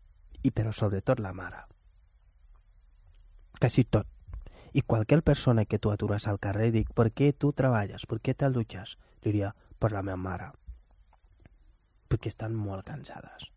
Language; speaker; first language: Catalan; non-native, fluent; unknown